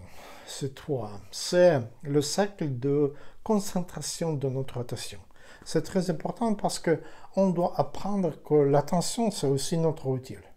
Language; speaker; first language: French; non-native, fluent; Ukrainian